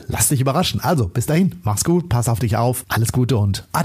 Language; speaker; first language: German; native; German